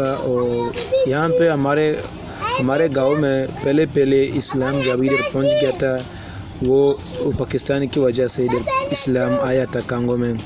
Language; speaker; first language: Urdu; non-native, learner; Swahili